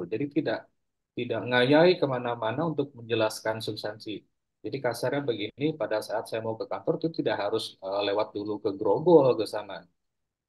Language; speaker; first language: Indonesian; native; Indonesian